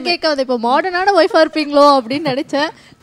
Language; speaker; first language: Tamil; native; Tamil